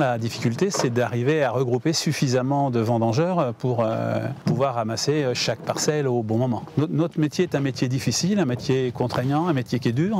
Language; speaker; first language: French; native; French